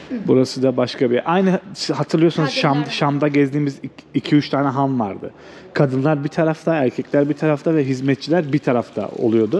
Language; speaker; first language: Turkish; native; Turkish